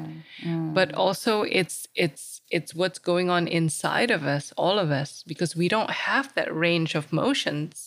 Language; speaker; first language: English; non-native, local second language; Malay